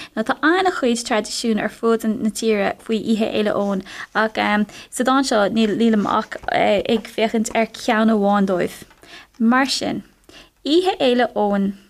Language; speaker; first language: Irish; non-native, local second language; English